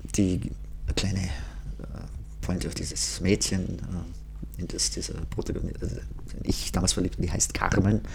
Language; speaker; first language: German; native; German